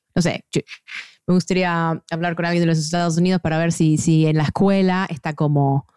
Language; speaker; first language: Spanish; non-native, fluent; English